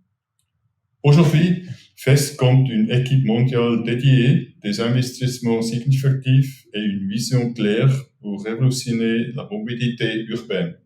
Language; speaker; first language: French; non-native, fluent; German